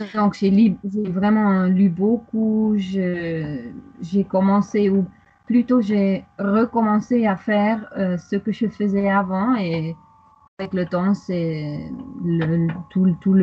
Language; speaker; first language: French; non-native, fluent; German